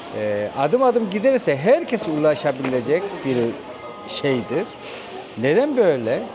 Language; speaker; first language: Turkish; non-native, fluent; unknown